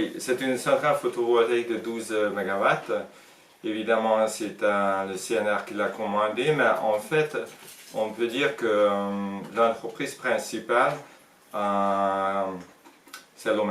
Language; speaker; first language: French; non-native, fluent; Hungarian